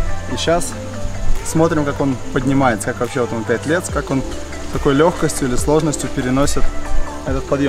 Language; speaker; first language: Russian; native; Russian